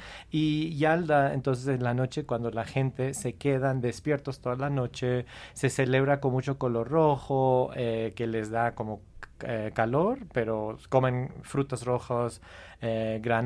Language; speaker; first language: Spanish; non-native, fluent; English